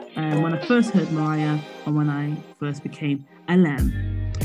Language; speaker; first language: English; native; English